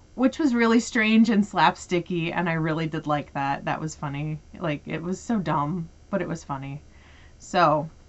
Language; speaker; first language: English; native; English